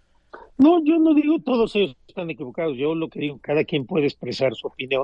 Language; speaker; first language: Spanish; native; Spanish